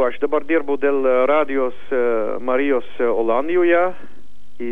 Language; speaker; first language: Lithuanian; non-native, learner; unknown